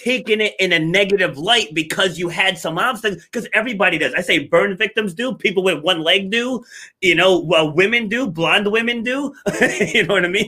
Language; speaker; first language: English; native; English